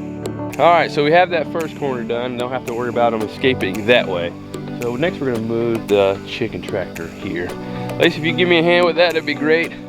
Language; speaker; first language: English; native; English